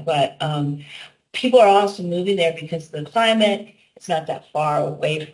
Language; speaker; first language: English; native; English